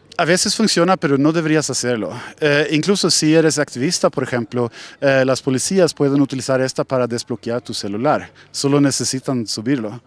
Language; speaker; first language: Spanish; non-native, fluent; Swedish